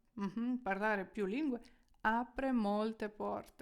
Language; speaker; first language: Italian; non-native, fluent; Ukrainian